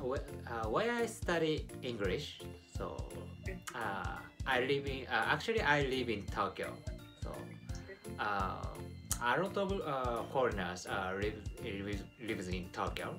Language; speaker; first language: English; non-native, learner; Japanese